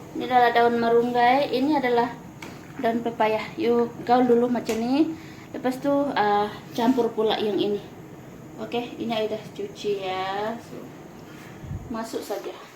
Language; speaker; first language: Malay; non-native, local second language; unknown